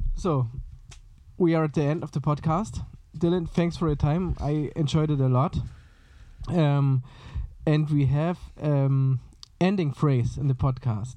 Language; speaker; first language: English; non-native, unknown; German